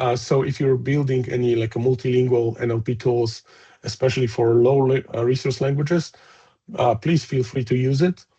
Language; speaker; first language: English; non-native, fluent; Polish